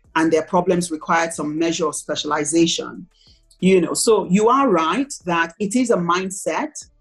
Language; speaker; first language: English; non-native, local second language; Igbo